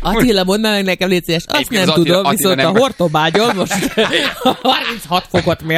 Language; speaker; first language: Hungarian; native; Hungarian